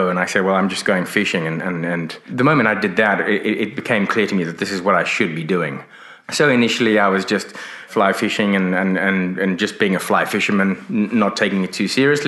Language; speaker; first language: English; native; English